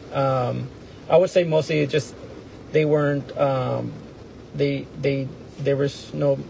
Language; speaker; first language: English; native; English